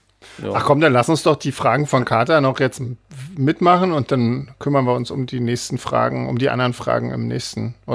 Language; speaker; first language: German; native; German